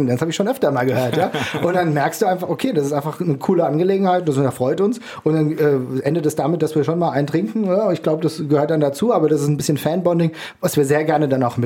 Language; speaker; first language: German; native; German